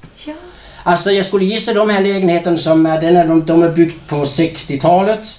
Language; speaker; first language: Swedish; non-native, fluent; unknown